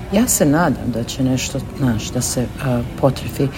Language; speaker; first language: Serbian; early bilingual, heritage; Serbian